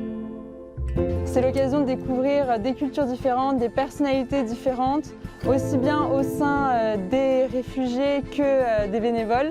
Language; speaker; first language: French; native; French